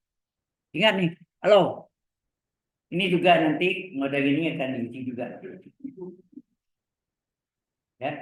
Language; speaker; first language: Indonesian; native; Indonesian